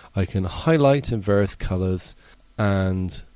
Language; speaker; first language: English; native; English